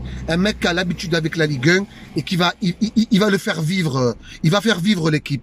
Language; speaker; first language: French; native; French